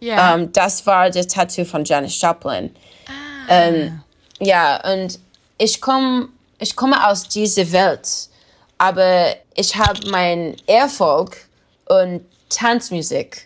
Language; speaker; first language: German; non-native, learner; English